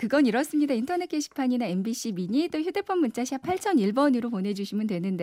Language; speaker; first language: Korean; native; Korean